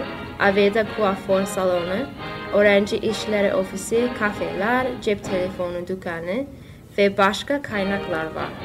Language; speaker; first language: Turkish; non-native, learner; English